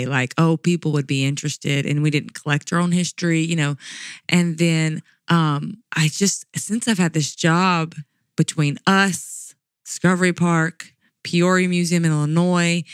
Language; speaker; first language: English; native; English